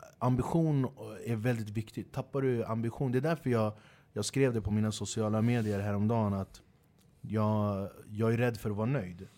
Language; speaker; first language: Swedish; early bilingual, other home language; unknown